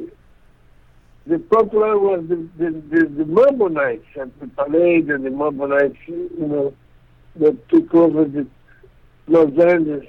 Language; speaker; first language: English; non-native, fluent; Portuguese